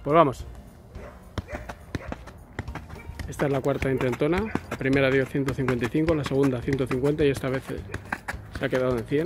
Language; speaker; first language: Spanish; native; Spanish